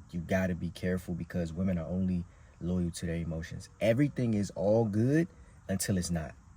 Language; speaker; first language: English; native; English